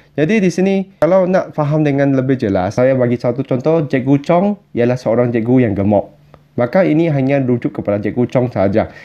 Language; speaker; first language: Malay; non-native, local second language; Chinese